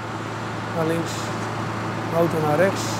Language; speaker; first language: German; non-native, learner; Dutch